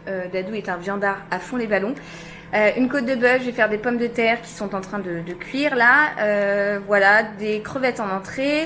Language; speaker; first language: French; native; French